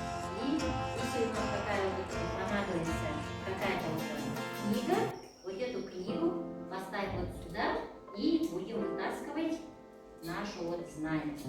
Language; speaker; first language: Russian; non-native, local second language; Kazakh